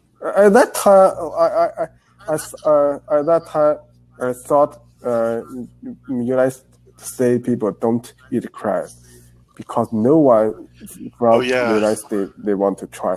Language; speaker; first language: English; non-native, learner; Chinese